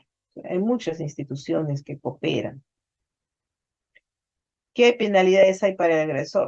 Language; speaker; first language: Spanish; native; Spanish